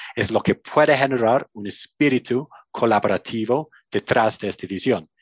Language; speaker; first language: Spanish; non-native, fluent; English